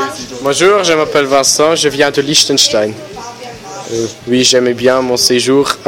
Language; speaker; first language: French; non-native, learner; German